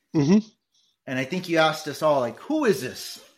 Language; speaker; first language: English; early bilingual, other home language; Spanish